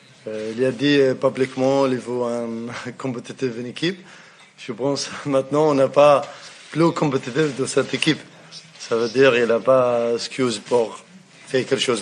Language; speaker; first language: French; non-native, fluent; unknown